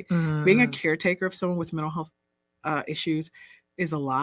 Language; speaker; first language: English; native; English